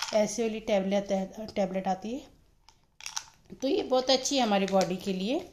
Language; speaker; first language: Hindi; non-native, local second language; Odia